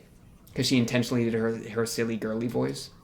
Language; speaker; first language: English; native; English